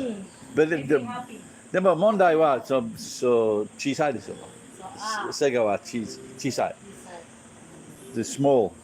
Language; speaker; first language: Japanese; non-native, learner; English